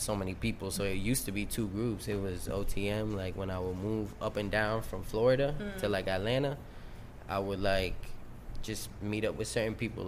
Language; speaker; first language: English; early bilingual, other home language; Spanish